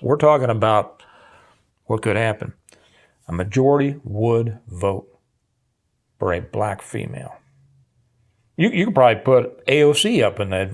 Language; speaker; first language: English; native; English